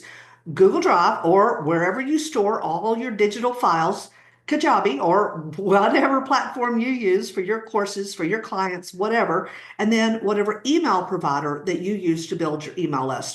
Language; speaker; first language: English; native; English